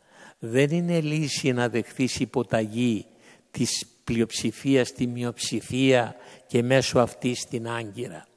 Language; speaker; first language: Greek; native; Greek